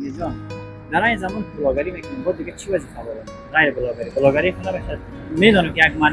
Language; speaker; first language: Persian; native; Persian